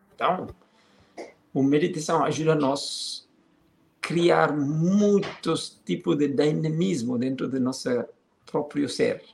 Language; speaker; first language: Portuguese; non-native, fluent; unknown